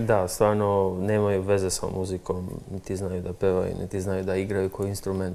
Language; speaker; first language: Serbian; non-native, local second language; Albanian